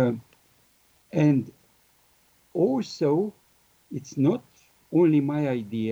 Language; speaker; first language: English; non-native, fluent; Romanian